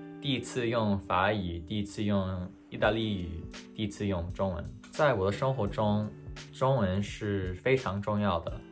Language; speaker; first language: Chinese; early bilingual, heritage; Chinese